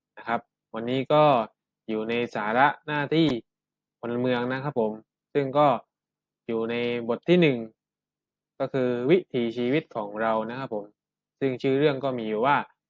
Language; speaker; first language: Thai; native; Thai